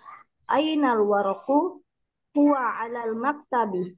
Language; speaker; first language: Arabic; non-native, learner; Indonesian